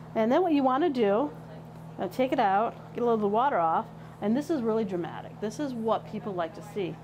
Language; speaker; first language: English; native; English